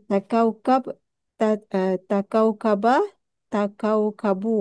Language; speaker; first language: Arabic; non-native, learner; Indonesian